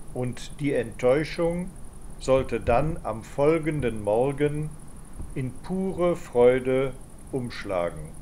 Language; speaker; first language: German; native; German